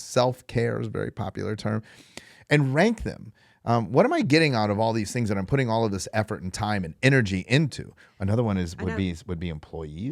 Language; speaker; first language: English; native; English